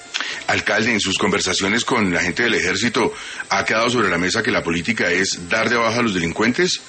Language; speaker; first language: Spanish; native; Spanish